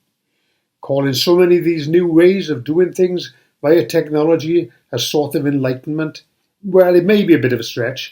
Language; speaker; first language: English; native; English